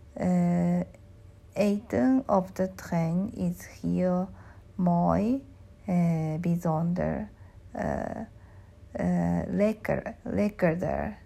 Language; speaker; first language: Dutch; non-native, learner; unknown